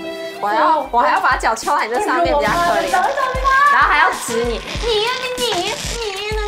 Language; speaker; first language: Chinese; native; Chinese